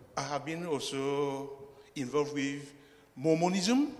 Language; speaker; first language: English; non-native, fluent; Chinese